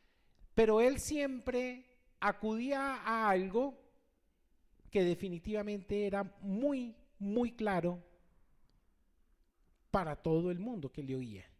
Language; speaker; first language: Spanish; native; Spanish